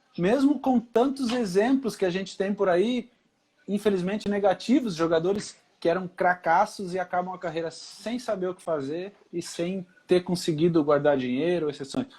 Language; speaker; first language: Portuguese; native; Portuguese